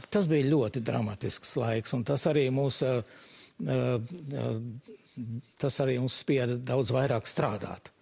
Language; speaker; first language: Latvian; early bilingual, heritage; Latvian